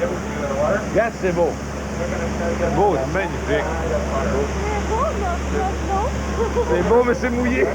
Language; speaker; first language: French; native; French